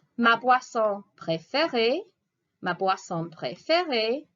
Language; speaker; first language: French; non-native, fluent; English